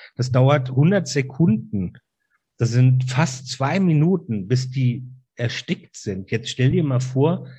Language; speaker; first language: German; native; German